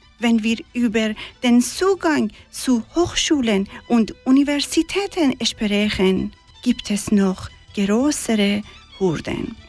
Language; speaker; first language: German; non-native, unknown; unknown